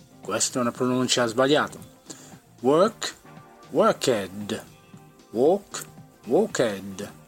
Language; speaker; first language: Italian; native; Italian